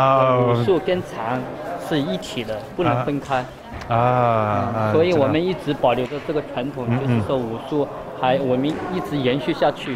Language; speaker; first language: Chinese; native; Chinese